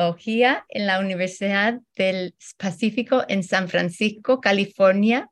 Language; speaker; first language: Spanish; early bilingual, heritage; Spanish